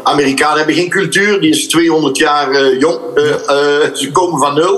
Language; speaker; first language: Dutch; native; Dutch